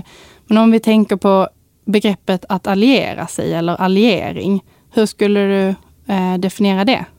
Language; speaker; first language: Swedish; native; Swedish